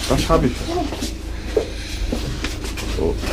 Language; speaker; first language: German; non-native, fluent; Mongolian